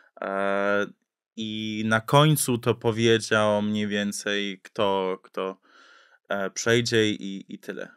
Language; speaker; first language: Polish; early bilingual, heritage; English